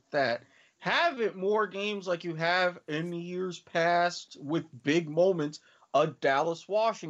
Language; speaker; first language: English; native; English